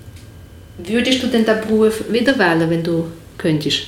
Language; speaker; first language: German; native; German